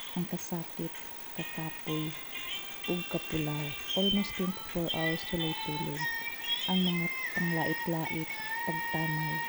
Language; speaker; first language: Cebuano; non-native, local second language; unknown